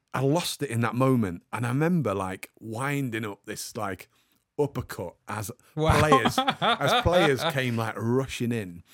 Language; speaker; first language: English; native; English